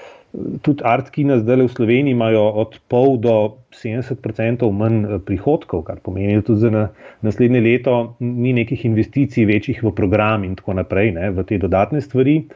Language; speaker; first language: Slovenian; native; Slovenian